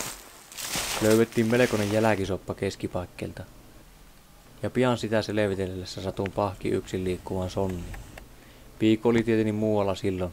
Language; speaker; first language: Finnish; native; Finnish